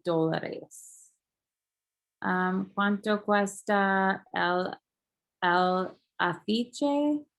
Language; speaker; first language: Spanish; non-native, learner; English